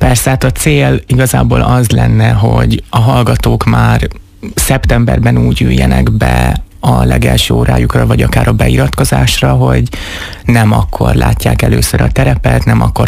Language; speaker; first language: Hungarian; native; Hungarian